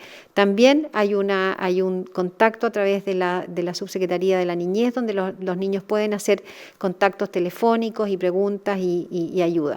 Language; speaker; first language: Spanish; native; Spanish